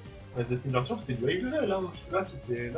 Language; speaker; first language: French; native; French